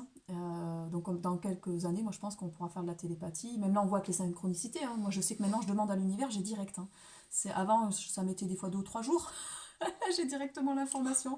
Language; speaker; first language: French; native; French